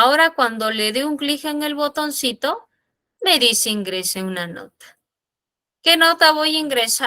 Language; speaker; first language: Spanish; native; Spanish